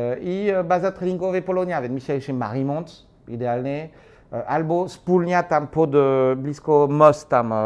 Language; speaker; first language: Polish; non-native, learner; French